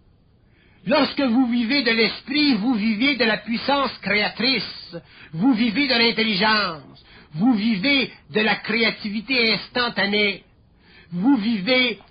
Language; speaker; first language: French; native; French